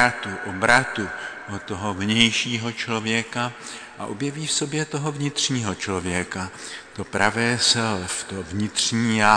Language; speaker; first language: Czech; native; Czech